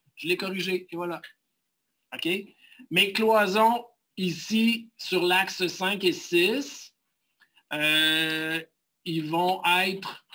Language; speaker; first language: French; native; French